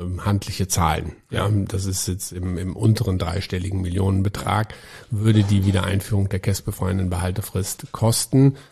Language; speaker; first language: German; native; German